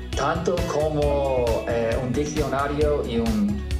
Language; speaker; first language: Spanish; non-native, fluent; English